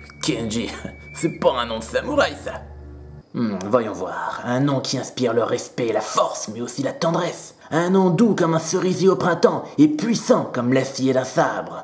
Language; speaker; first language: French; native; French